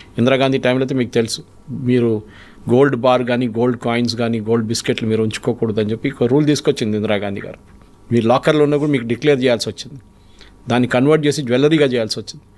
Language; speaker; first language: Telugu; non-native, local second language; Malayalam